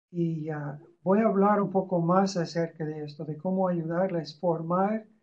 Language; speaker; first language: Spanish; non-native, fluent; English